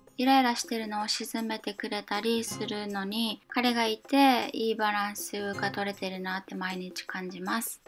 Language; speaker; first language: Japanese; native; Japanese